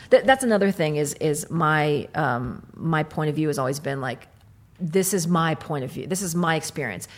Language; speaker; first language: English; early bilingual, other home language; Arabic